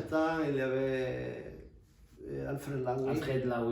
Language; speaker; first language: French; non-native, fluent; Spanish